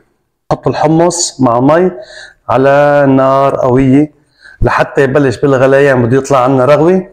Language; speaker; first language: Arabic; native; Arabic